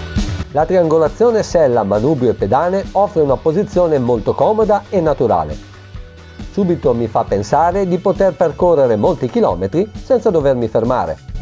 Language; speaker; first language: Italian; native; Italian